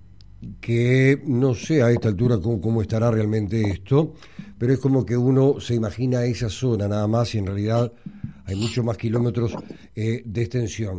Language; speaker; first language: Spanish; native; Spanish